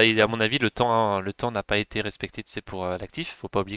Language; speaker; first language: French; native; French